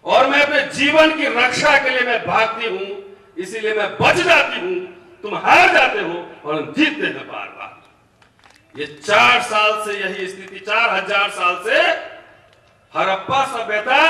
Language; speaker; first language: Hindi; native; Hindi